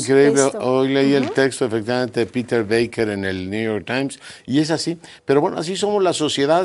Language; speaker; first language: Spanish; native; Spanish